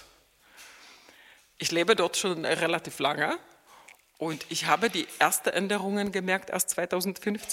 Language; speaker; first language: German; non-native, fluent; Czech